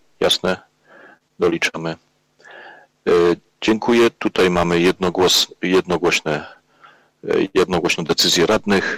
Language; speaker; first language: Polish; native; Polish